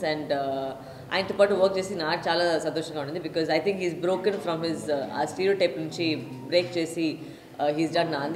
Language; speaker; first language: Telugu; non-native, local second language; Tamil